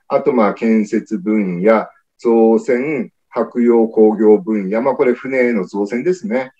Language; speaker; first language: Japanese; native; Japanese